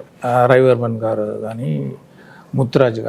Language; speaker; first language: Telugu; non-native, local second language; Tamil